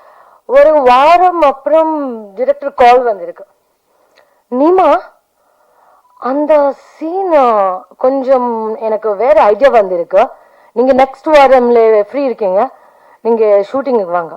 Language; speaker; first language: Tamil; non-native, learner; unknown